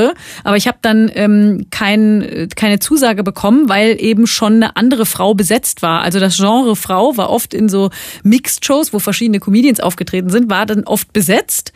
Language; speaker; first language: German; native; German